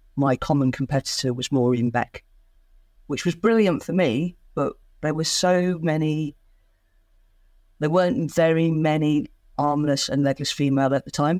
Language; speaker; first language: English; native; English